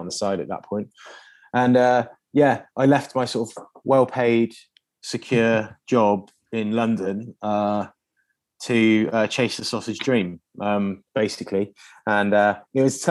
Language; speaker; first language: English; native; English